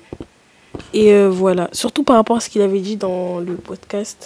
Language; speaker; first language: French; native; French